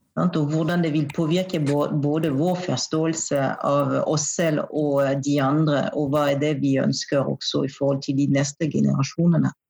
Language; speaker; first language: Norwegian; non-native, fluent; French